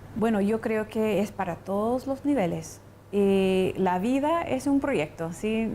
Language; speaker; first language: Spanish; non-native, fluent; English